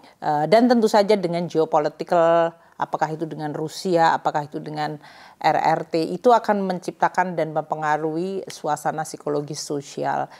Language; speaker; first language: Indonesian; native; Indonesian